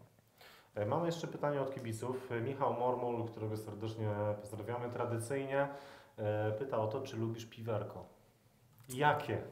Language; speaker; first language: Polish; native; Polish